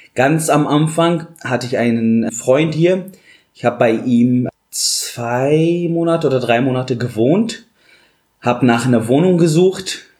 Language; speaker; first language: German; non-native, fluent; Arabic